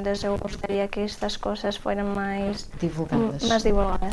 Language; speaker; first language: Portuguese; non-native, learner; Spanish